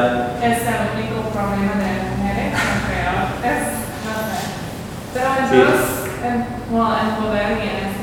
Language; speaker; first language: Spanish; non-native, learner; English